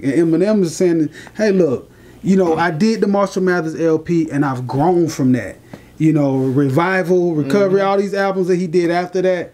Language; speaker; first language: English; native; English